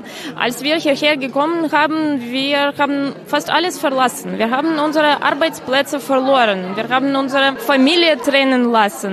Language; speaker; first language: German; non-native, learner; Ukrainian